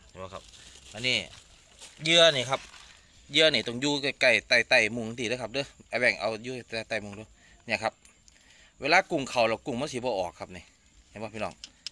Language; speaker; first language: Thai; native; Thai